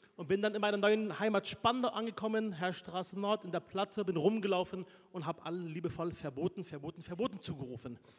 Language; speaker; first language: German; early bilingual, other home language; Arabic